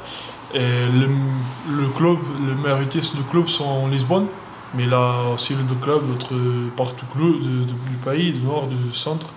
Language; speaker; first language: French; non-native, learner; Portuguese